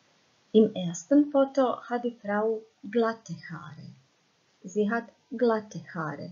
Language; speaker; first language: German; non-native, fluent; Croatian